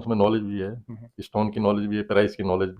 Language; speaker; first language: Hindi; native; Hindi